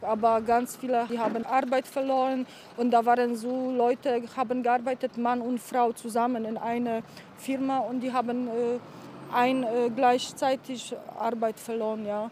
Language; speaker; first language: German; non-native, learner; Polish